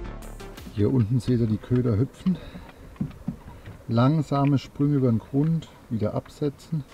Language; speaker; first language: German; native; German